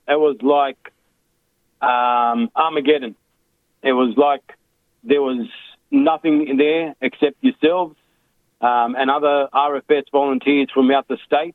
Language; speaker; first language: English; early bilingual, other home language; Macedonian